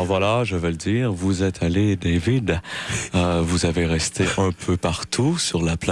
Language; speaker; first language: French; native; French